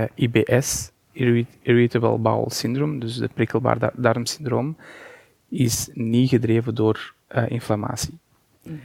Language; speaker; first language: Dutch; non-native, fluent; Portuguese